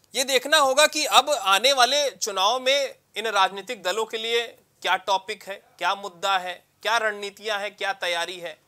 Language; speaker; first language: Hindi; native; Hindi